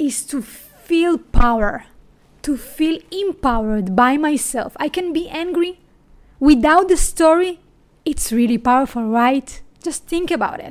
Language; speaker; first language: English; non-native, fluent; Hebrew